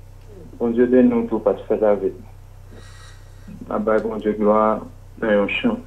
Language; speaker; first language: French; non-native, local second language; Haitian Creole